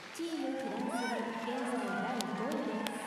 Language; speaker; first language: Japanese; native; Japanese